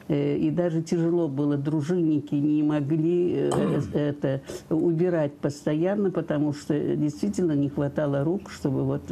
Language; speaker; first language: Russian; native; Russian